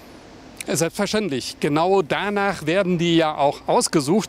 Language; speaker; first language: German; native; German